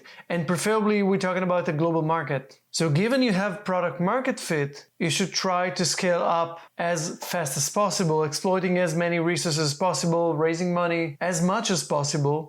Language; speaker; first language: English; non-native, fluent; Hebrew